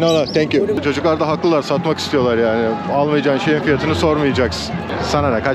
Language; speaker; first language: Turkish; native; Turkish